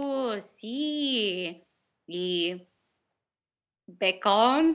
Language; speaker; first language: Spanish; non-native, learner; English